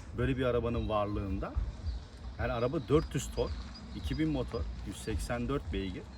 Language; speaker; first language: Turkish; native; Turkish